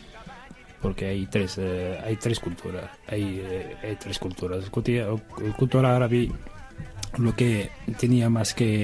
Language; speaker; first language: Spanish; non-native, learner; Arabic